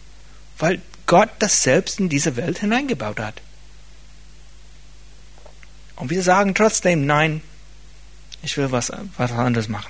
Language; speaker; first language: German; non-native, fluent; English